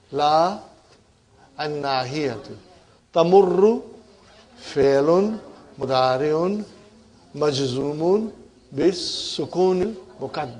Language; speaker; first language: Arabic; non-native, fluent; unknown